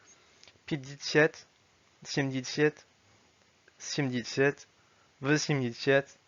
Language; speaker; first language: Russian; non-native, fluent; French